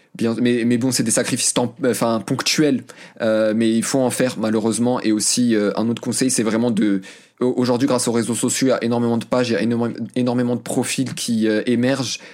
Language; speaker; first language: French; early bilingual, other home language; Arabic